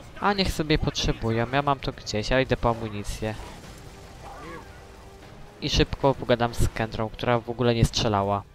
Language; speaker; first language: Polish; native; Polish